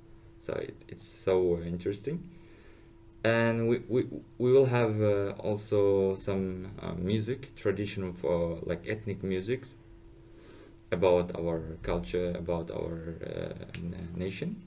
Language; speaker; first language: English; non-native, learner; Uzbek